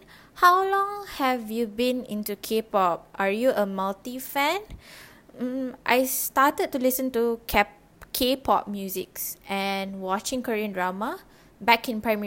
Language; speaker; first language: English; non-native, local second language; Malay